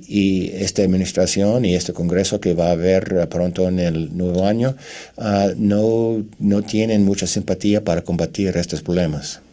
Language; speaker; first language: Spanish; non-native, fluent; English